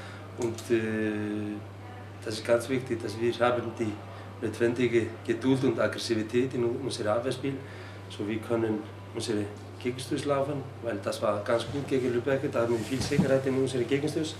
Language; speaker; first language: German; non-native, learner; Icelandic